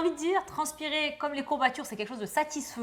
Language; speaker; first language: French; native; French